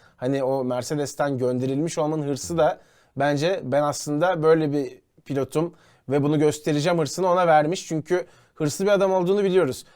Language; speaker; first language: Turkish; native; Turkish